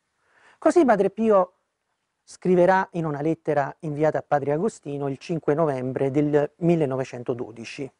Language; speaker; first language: Italian; native; Italian